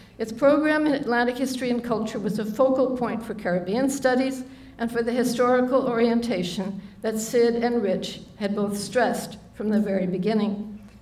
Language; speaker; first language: English; native; English